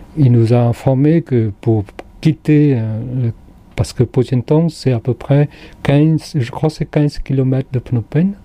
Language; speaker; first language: French; non-native, local second language; Khmer